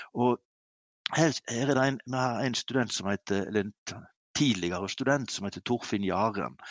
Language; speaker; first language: Norwegian; native; Norwegian